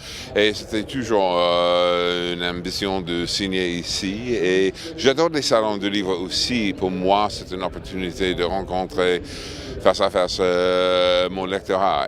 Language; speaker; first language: French; non-native, fluent; English